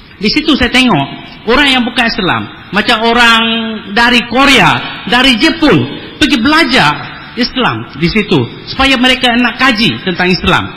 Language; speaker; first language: Malay; non-native, local second language; Tamil